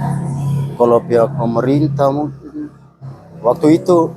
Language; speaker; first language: Indonesian; non-native, local second language; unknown